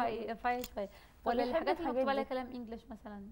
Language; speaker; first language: Arabic; native; Arabic